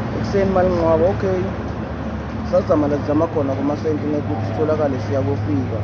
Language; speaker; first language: Zulu; native; Zulu